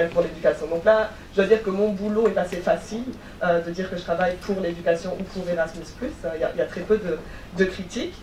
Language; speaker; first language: French; native; French